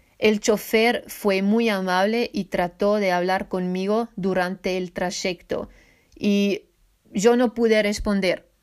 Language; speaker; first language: Spanish; non-native, fluent; Swiss German